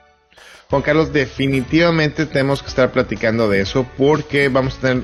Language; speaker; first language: Spanish; native; Spanish